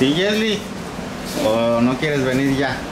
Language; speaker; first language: Spanish; native; Spanish